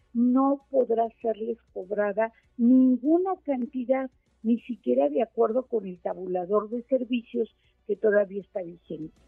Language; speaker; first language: Spanish; native; Spanish